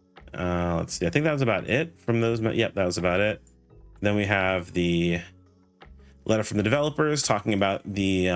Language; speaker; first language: English; native; English